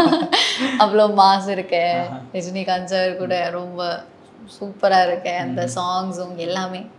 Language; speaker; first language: Tamil; non-native, learner; Malayalam